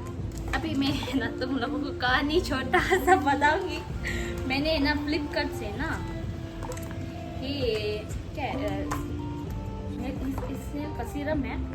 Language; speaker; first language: Hindi; non-native, local second language; Tibetan